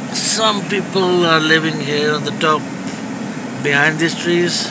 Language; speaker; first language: English; non-native, fluent; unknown